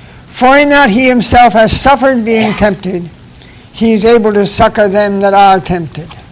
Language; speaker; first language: English; early bilingual, other home language; Chinese